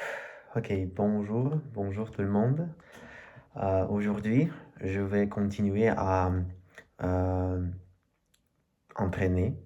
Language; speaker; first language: French; non-native, learner; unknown